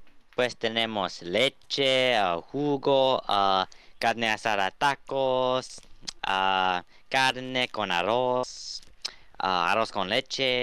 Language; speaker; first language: Spanish; non-native, learner; English